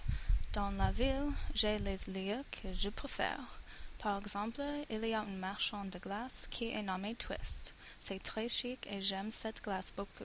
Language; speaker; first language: French; non-native, learner; English